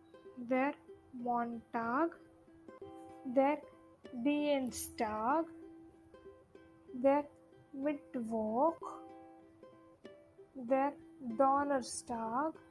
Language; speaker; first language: German; non-native, fluent; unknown